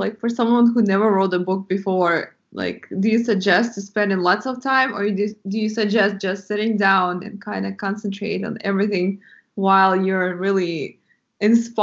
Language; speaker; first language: English; non-native, fluent; Russian